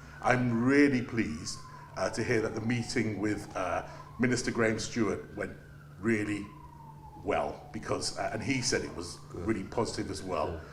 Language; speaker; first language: English; early bilingual, other home language; Turkish